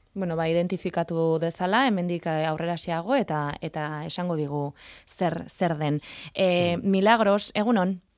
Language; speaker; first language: Basque; native; Basque